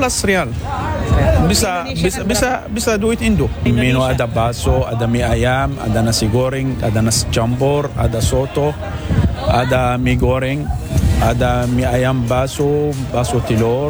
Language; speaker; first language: Indonesian; non-native, learner; Arabic